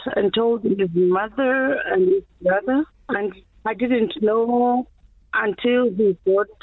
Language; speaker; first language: English; non-native, local second language; Shona